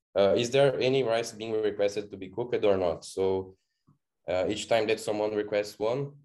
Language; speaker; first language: English; non-native, fluent; Portuguese